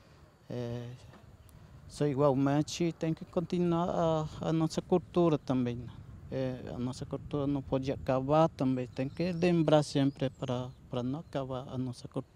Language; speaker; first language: Portuguese; non-native, local second language; Guarani